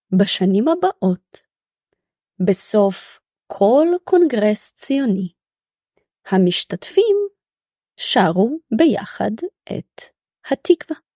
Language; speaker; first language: Hebrew; early bilingual, other home language; Russian